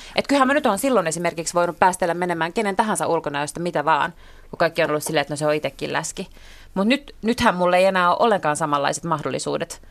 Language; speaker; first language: Finnish; non-native, local second language; Swedish